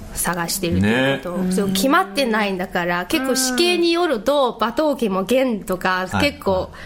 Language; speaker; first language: Japanese; non-native, fluent; Mongolian